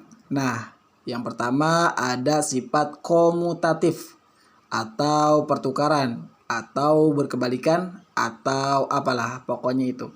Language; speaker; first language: Indonesian; native; Indonesian